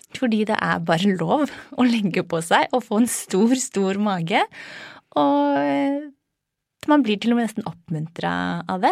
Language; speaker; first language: Norwegian; non-native, fluent; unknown